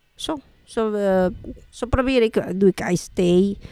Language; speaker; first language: Dutch; non-native, fluent; Spanish